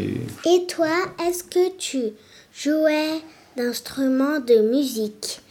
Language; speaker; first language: French; early bilingual, other home language; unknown